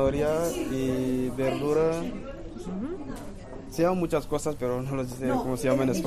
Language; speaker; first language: Spanish; non-native, learner; Wolof